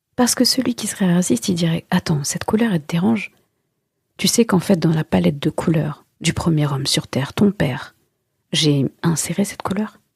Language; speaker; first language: French; early bilingual, other home language; Wolof